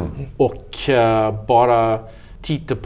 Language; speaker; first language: Swedish; non-native, learner; English